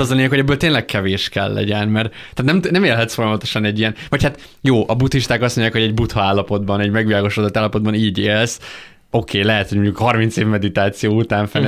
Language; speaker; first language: Hungarian; native; Hungarian